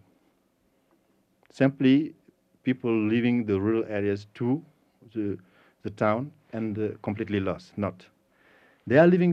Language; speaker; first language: English; non-native, fluent; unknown